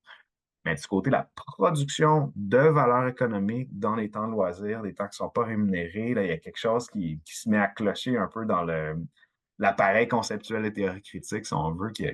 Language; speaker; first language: French; native; French